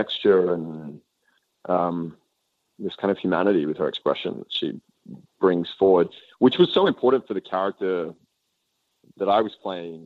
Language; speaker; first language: English; native; English